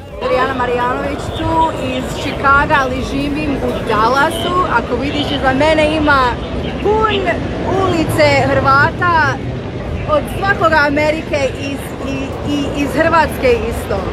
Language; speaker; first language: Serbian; early bilingual, heritage; Serbian